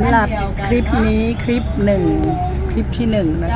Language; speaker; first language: Thai; native; Thai